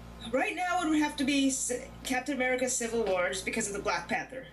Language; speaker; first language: English; native; English